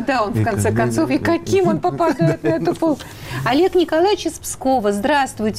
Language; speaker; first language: Russian; native; Russian